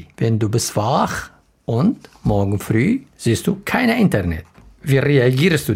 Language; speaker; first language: German; non-native, learner; Arabic